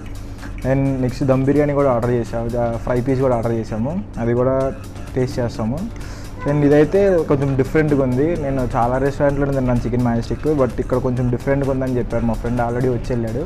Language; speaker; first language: Telugu; native; Telugu